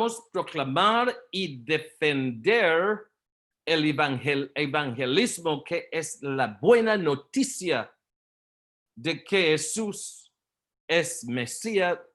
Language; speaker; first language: Spanish; non-native, learner; Portuguese